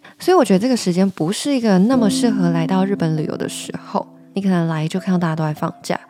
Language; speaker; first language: Chinese; native; Chinese